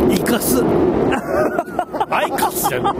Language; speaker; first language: Japanese; native; Japanese